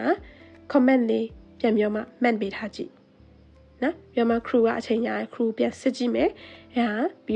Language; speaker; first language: Burmese; native; Burmese